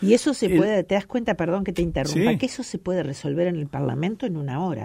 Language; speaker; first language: Spanish; native; Spanish